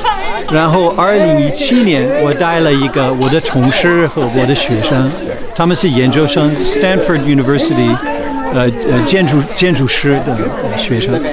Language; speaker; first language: Chinese; non-native, fluent; English